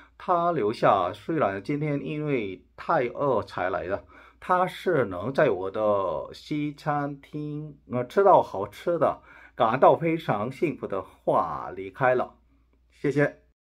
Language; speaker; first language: Chinese; non-native, learner; Korean